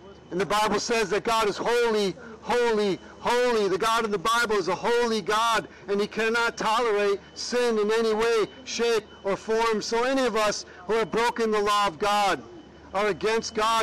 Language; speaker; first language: English; native; English